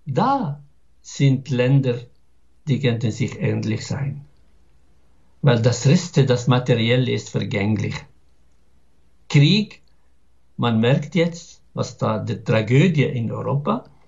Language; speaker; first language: German; non-native, fluent; Arabic